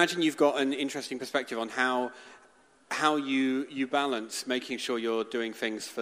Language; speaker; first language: English; native; English